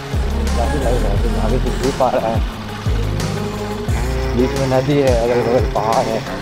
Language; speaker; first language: Hindi; native; Hindi